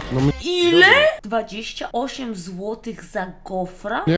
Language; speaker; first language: Polish; native; Polish